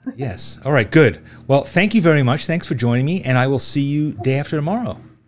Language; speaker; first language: English; native; English